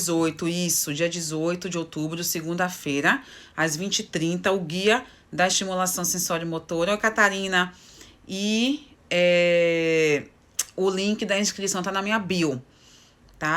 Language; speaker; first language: Portuguese; native; Portuguese